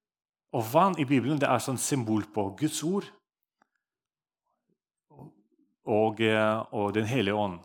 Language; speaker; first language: Norwegian; non-native, fluent; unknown